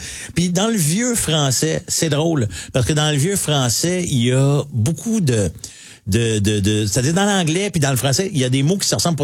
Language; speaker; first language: French; native; French